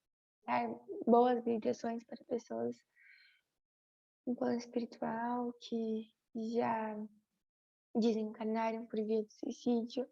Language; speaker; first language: Portuguese; native; Portuguese